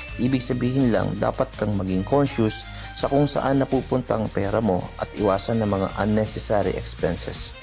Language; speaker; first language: Filipino; native; Filipino